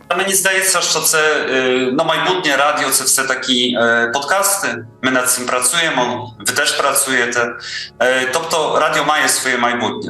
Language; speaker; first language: Ukrainian; non-native, fluent; Polish